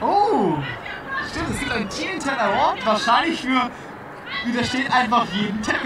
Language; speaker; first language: German; native; German